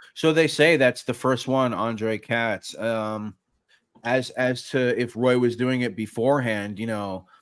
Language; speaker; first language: English; native; English